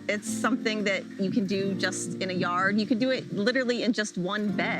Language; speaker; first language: English; native; English